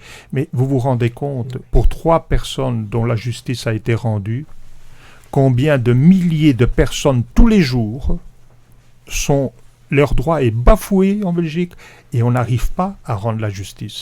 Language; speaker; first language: French; native; French